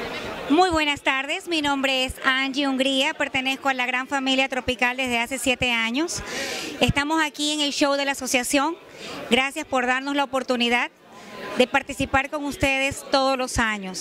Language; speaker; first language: Spanish; native; Spanish